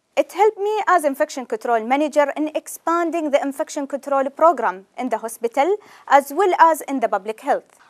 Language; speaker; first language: English; non-native, fluent; Arabic